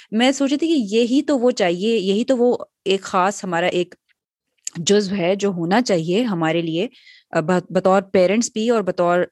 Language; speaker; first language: Urdu; native; Urdu